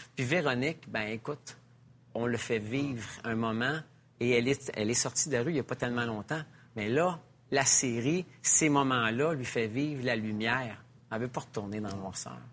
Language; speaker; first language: French; native; French